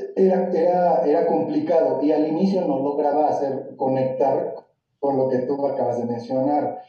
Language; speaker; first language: Spanish; native; Spanish